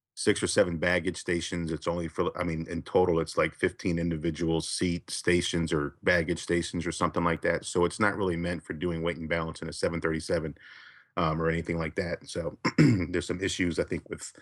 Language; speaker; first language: English; native; English